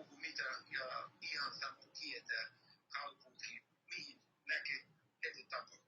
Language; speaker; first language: Finnish; non-native, learner; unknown